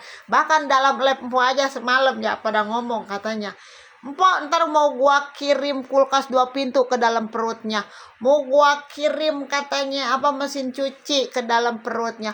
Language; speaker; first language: Indonesian; native; Indonesian